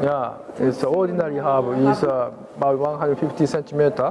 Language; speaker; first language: English; non-native, learner; Japanese